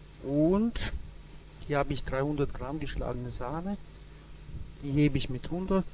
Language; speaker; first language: German; native; German